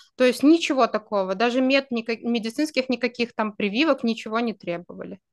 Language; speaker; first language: Russian; native; Russian